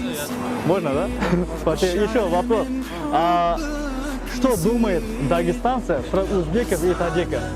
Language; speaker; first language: Russian; non-native, fluent; Uzbek